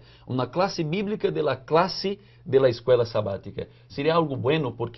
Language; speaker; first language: Spanish; non-native, fluent; Portuguese